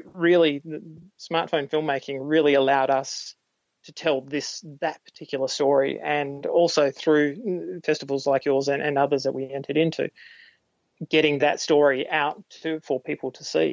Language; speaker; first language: English; native; English